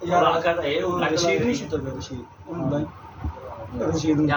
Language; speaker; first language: Arabic; non-native, learner; Urdu